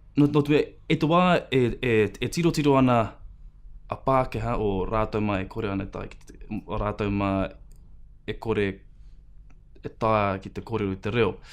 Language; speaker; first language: Māori; non-native, local second language; English